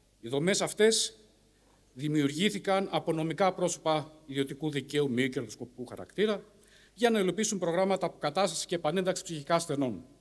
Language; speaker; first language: Greek; native; Greek